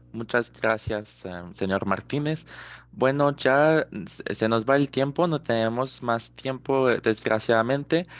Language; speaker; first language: Spanish; non-native, fluent; French